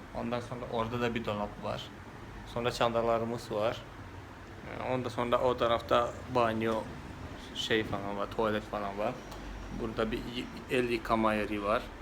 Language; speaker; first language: Turkish; non-native, fluent; Malayalam